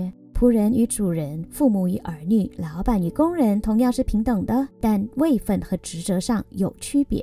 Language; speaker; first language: Chinese; native; Chinese